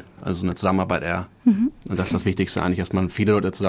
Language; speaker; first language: German; native; German